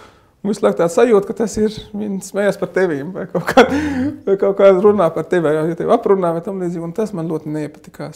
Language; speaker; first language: Latvian; non-native, fluent; Arabic